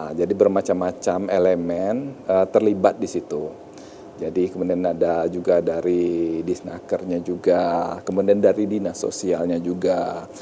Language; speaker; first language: Indonesian; native; Indonesian